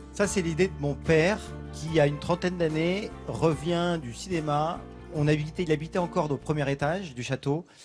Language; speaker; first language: French; native; French